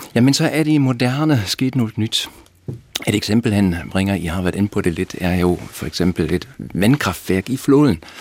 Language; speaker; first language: Danish; non-native, fluent; German